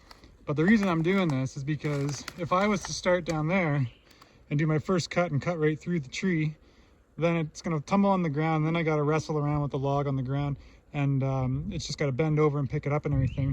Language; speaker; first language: English; native; English